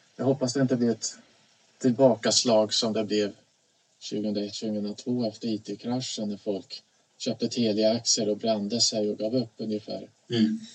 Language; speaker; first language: Swedish; native; Swedish